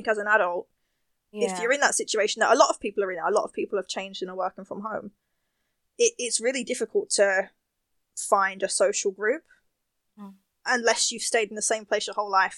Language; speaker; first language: English; native; English